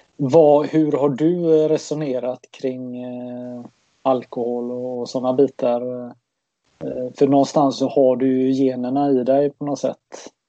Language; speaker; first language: Swedish; native; Swedish